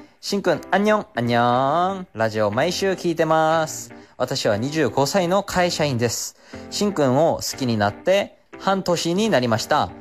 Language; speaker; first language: Japanese; non-native, fluent; Korean